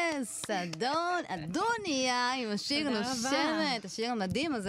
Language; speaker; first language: Hebrew; native; Hebrew